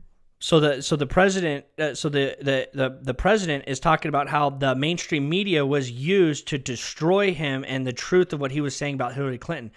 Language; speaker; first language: English; native; English